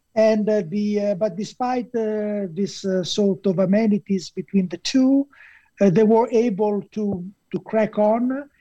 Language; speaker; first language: English; non-native, fluent; Italian